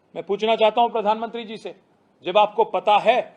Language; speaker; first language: Hindi; non-native, local second language; Telugu